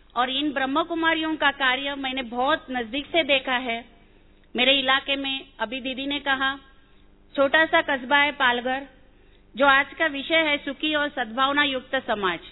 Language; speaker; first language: Hindi; non-native, local second language; Marathi